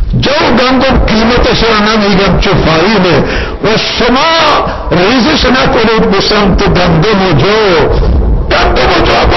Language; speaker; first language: Persian; non-native, local second language; Baluchi